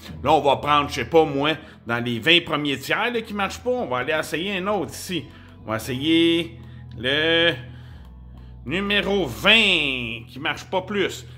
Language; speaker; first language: French; native; French